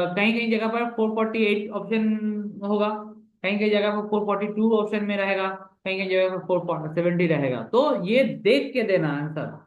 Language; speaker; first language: Hindi; non-native, local second language; Bangla